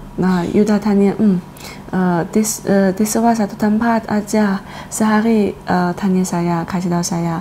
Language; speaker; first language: Indonesian; non-native, learner; Chinese